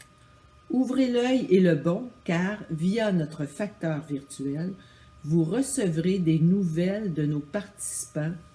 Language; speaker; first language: French; native; French